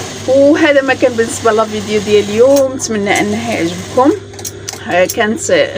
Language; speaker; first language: Arabic; native; Arabic